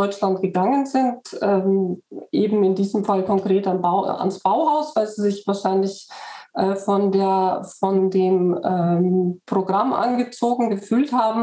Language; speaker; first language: German; native; German